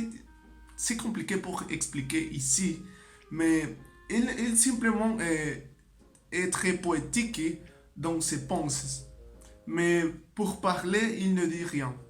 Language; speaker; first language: French; non-native, learner; Spanish